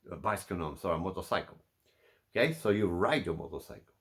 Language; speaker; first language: English; non-native, fluent; Portuguese